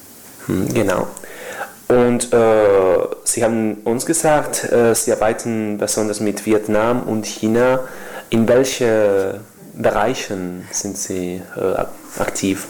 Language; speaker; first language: German; non-native, fluent; Spanish